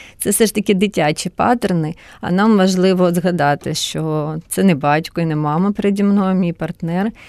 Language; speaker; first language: Ukrainian; non-native, local second language; Russian